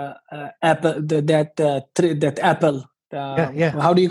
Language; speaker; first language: English; non-native, fluent; Hebrew